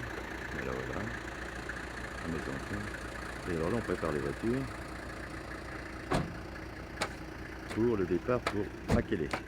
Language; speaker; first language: French; native; French